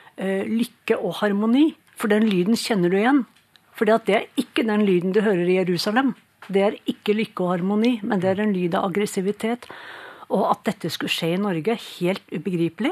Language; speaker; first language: Norwegian; native; Norwegian